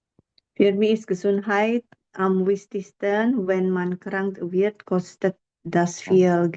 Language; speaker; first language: German; non-native, learner; Indonesian